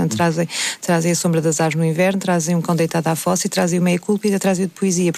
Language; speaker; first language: Portuguese; native; Portuguese